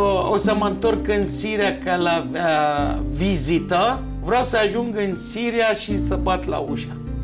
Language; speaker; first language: Romanian; non-native, fluent; Arabic